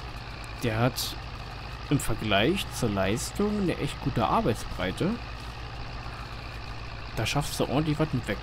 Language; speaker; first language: German; native; German